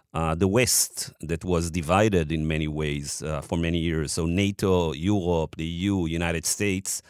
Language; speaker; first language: English; non-native, fluent; Hebrew